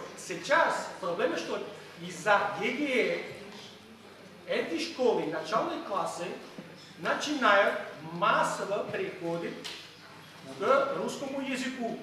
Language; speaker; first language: Russian; non-native, fluent; Catalan